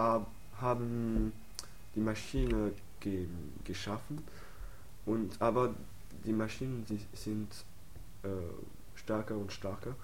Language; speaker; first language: German; non-native, learner; French